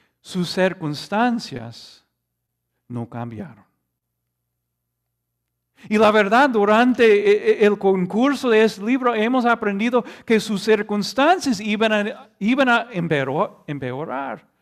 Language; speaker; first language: Spanish; non-native, fluent; English